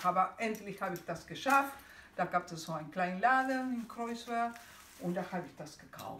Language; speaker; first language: German; non-native, fluent; Spanish